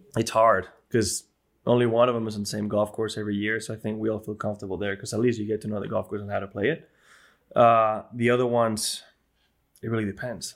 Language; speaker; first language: English; non-native, fluent; Spanish